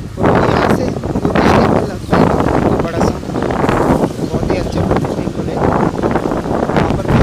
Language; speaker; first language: Hindi; non-native, local second language; Marathi